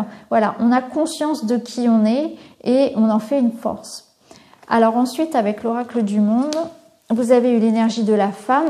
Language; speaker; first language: French; native; French